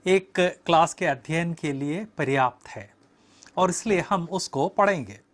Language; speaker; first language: Hindi; native; Hindi